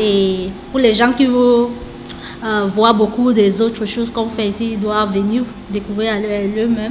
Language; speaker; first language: French; non-native, local second language; English